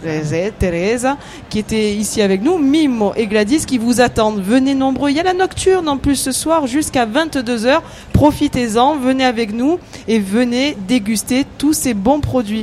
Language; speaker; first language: French; native; French